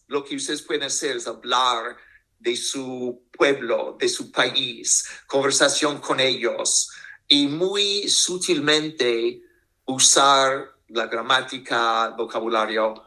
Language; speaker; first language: Spanish; non-native, fluent; English